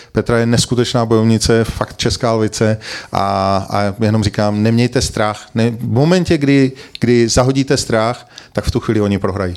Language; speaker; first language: Czech; native; Czech